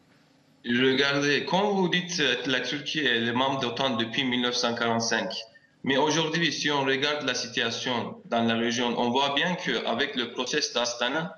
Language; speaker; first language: French; non-native, fluent; Turkish